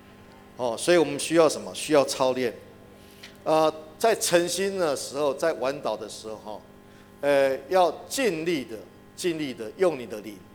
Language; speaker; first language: Chinese; native; Chinese